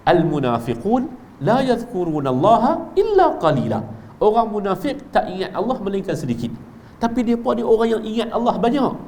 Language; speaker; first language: Malay; native; Malay